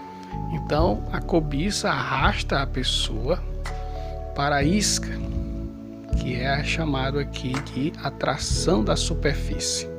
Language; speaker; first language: Portuguese; native; Portuguese